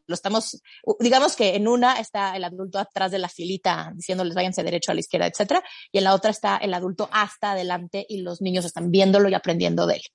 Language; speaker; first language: Spanish; native; Spanish